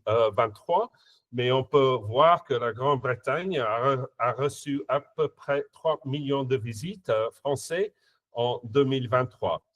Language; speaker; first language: French; non-native, fluent; English